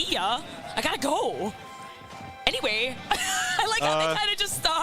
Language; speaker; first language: English; native; English